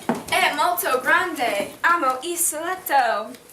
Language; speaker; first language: Italian; non-native, learner; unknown